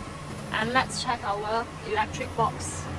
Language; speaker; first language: English; non-native, learner; Chinese